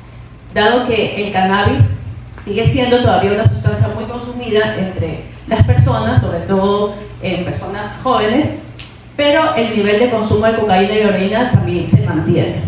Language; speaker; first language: Spanish; native; Spanish